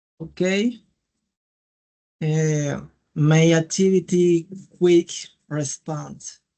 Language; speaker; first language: English; non-native, learner; Spanish